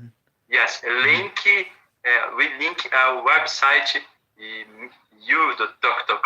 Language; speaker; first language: English; non-native, learner; Portuguese